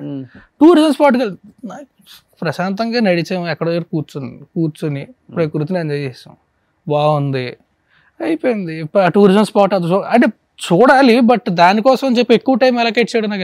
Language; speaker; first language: Telugu; native; Telugu